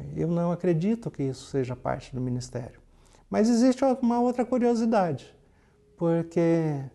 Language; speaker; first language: Portuguese; native; Portuguese